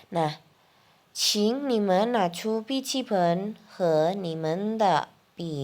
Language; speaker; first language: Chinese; non-native, fluent; Indonesian